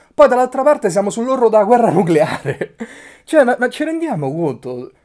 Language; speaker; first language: Italian; native; Italian